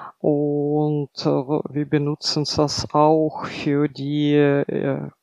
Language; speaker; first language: German; non-native, fluent; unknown